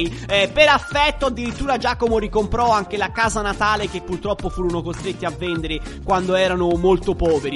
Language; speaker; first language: Italian; native; Italian